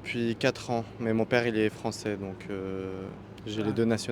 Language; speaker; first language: French; non-native, fluent; Russian